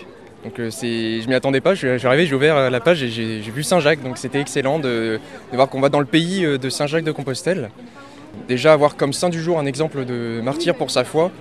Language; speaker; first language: French; native; French